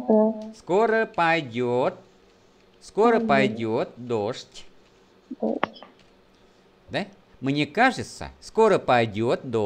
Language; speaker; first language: Russian; non-native, fluent; Vietnamese